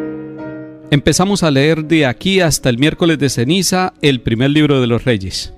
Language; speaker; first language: Spanish; native; Spanish